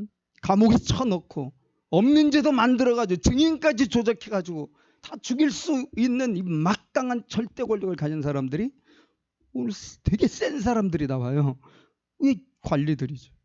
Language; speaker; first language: Korean; native; Korean